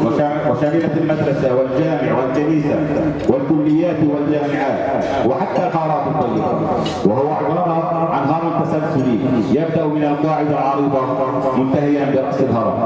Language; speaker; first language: Arabic; native; Arabic